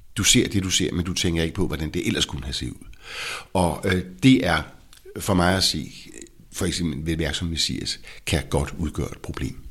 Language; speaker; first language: Danish; native; Danish